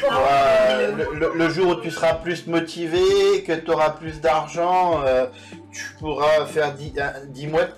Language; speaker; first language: French; native; French